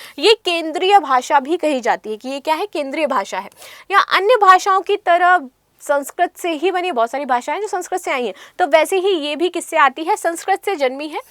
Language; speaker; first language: Hindi; native; Hindi